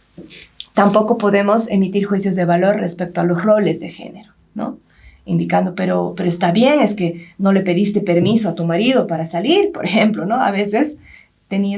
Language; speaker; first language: Spanish; native; Spanish